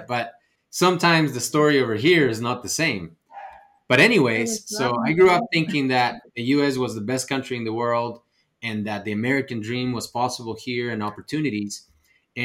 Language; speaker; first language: English; non-native, fluent; Spanish